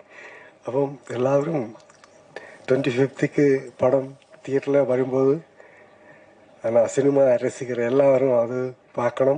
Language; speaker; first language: Tamil; non-native, learner; Malayalam